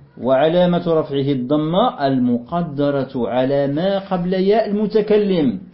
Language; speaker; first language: Arabic; non-native, fluent; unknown